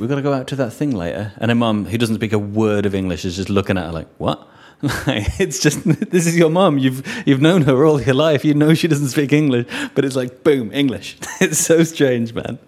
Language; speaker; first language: English; native; English